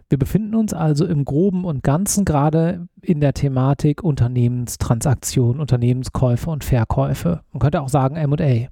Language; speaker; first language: German; native; German